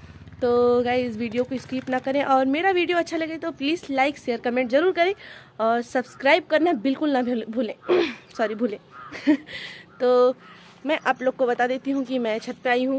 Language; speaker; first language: Hindi; native; Hindi